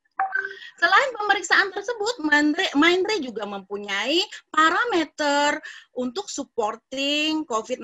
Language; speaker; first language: Indonesian; native; Indonesian